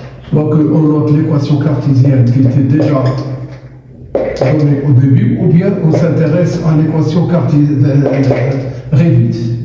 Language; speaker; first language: French; non-native, local second language; Arabic